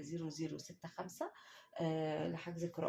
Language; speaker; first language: Arabic; native; Arabic